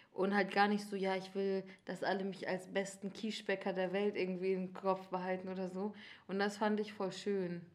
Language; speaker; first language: German; early bilingual, other home language; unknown